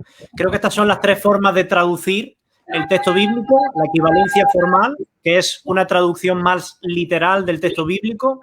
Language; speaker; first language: Spanish; native; Spanish